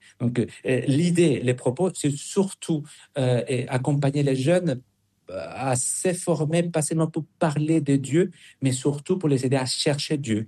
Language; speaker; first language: French; non-native, fluent; Spanish